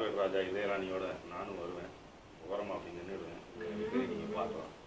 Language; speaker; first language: Tamil; native; Tamil